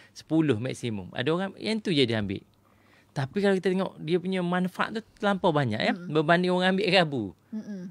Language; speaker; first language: Malay; native; Malay